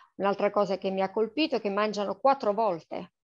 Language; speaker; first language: Italian; native; Italian